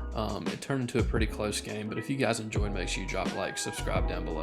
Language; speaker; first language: English; native; English